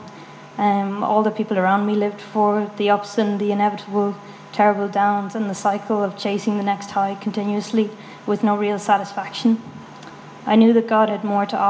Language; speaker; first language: English; native; English